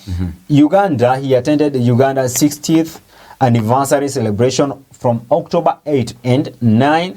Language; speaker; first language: English; non-native, local second language; Swahili